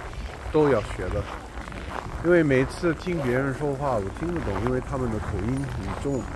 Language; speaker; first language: Chinese; non-native, learner; English